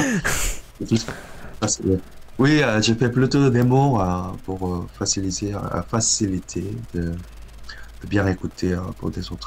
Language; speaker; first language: French; non-native, learner; Korean